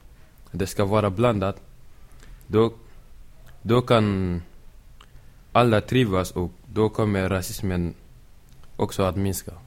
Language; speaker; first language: Swedish; early bilingual, other home language; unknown